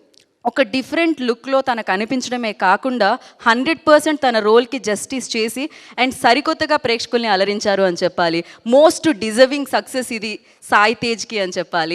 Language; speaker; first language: Telugu; native; Telugu